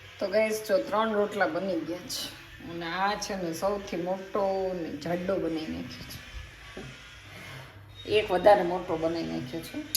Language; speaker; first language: Gujarati; native; Gujarati